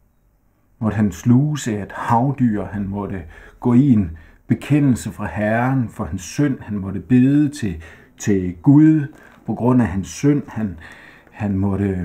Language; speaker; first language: Danish; native; Danish